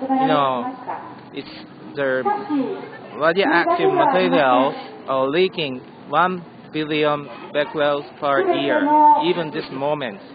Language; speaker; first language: English; non-native, learner; Japanese